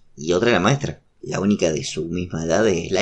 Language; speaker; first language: Spanish; native; Spanish